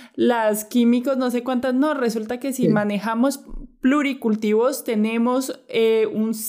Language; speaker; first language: Spanish; native; Spanish